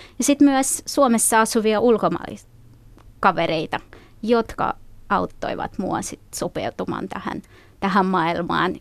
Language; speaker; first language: Finnish; non-native, fluent; Russian